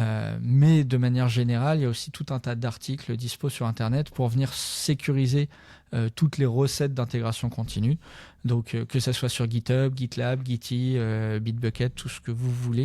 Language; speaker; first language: French; native; French